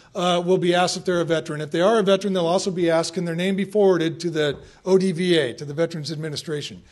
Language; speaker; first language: English; native; English